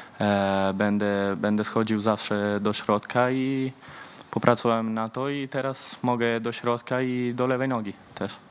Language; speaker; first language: Polish; early bilingual, heritage; Polish